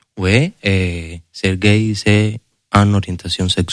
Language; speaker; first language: French; non-native, learner; Spanish